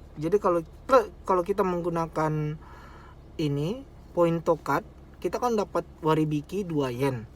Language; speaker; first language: Indonesian; native; Indonesian